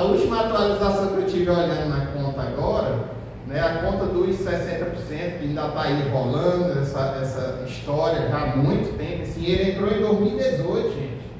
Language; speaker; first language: Portuguese; native; Portuguese